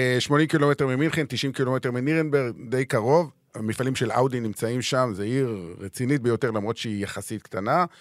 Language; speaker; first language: Hebrew; native; Hebrew